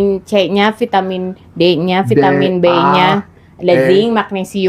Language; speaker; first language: Indonesian; native; Indonesian